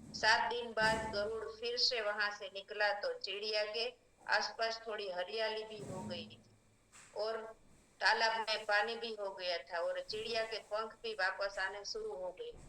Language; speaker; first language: Hindi; native; Hindi